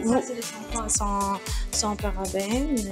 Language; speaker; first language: French; non-native, local second language; Arabic